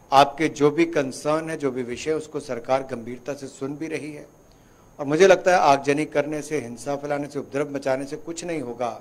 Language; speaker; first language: Hindi; native; Hindi